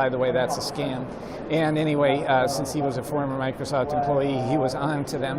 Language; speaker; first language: English; native; English